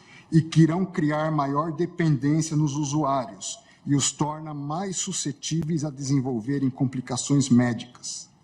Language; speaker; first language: Portuguese; native; Portuguese